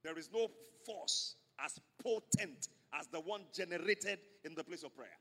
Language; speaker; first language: English; non-native, local second language; Yoruba